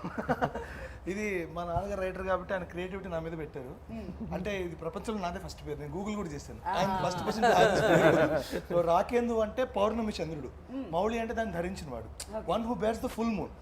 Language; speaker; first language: Telugu; native; Telugu